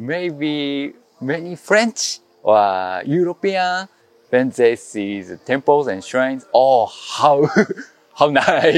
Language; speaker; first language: English; non-native, learner; Japanese